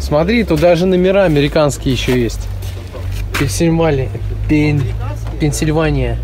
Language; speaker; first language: Russian; native; Russian